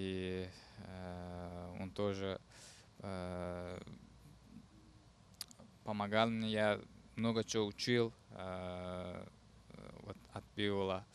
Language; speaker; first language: Russian; non-native, learner; Uzbek